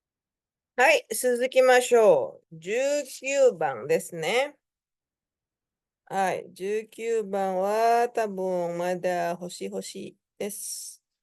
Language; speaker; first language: Japanese; non-native, fluent; Indonesian